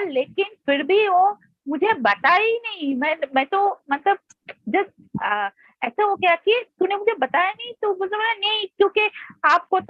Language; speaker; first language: Hindi; non-native, local second language; Bangla